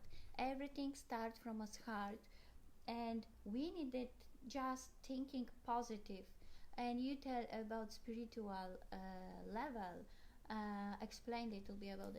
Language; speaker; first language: English; non-native, learner; Polish